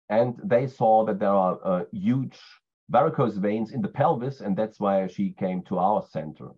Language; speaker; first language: English; non-native, fluent; German